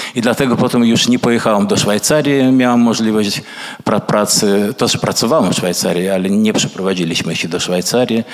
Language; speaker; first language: Polish; early bilingual, other home language; Russian